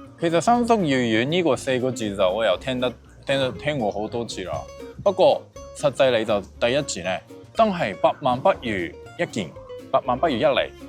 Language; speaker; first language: Cantonese; non-native, fluent; Japanese